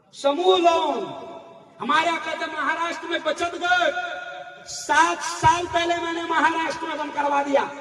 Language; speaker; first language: Urdu; native; Urdu